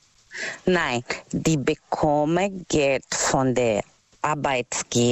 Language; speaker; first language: German; non-native, learner; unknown